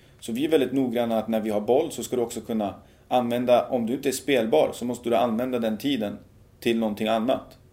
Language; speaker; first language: Swedish; early bilingual, other home language; Persian